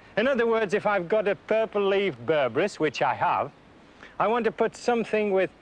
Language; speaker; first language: English; native; English